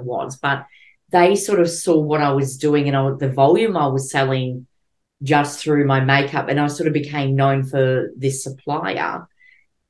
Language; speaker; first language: English; native; English